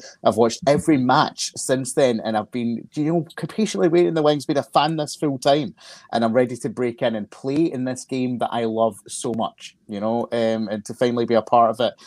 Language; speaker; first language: English; native; English